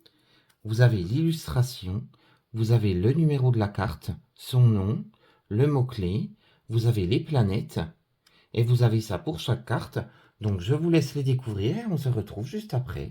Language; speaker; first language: French; native; French